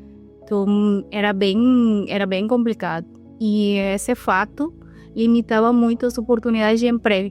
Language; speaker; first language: Portuguese; non-native, fluent; Spanish